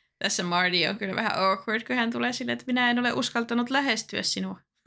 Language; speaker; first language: Finnish; native; Finnish